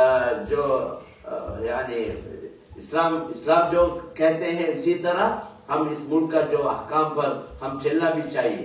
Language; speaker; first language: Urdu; non-native, fluent; Tamil